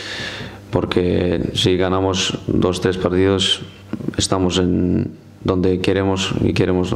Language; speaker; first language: Spanish; non-native, fluent; Icelandic